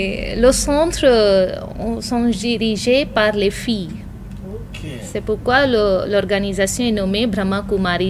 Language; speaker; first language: French; non-native, fluent; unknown